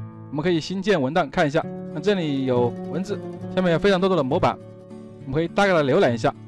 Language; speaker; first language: Chinese; native; Chinese